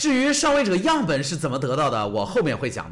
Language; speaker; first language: Chinese; native; Chinese